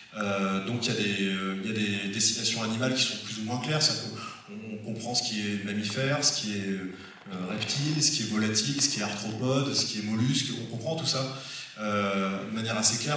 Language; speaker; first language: French; native; French